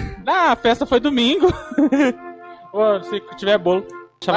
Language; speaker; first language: Portuguese; native; Portuguese